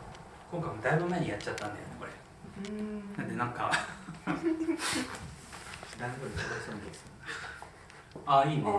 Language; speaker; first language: Japanese; native; Japanese